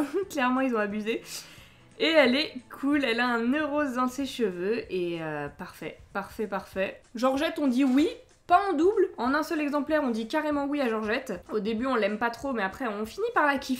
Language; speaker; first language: French; native; French